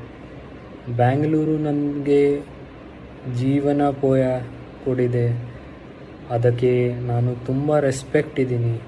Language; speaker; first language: Kannada; non-native, local second language; Hindi